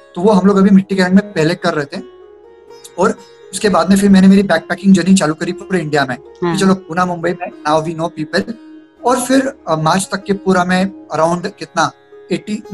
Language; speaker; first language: Hindi; non-native, local second language; Marathi